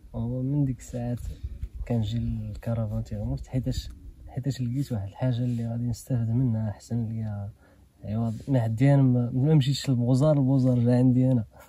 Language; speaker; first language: Arabic; native; Arabic